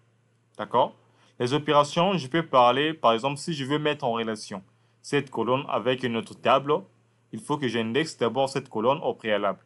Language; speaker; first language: French; non-native, local second language; Lingala